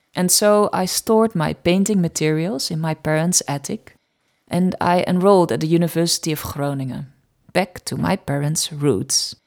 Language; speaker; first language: English; non-native, fluent; Dutch